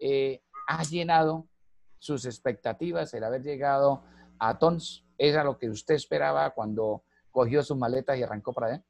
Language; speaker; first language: Spanish; native; Spanish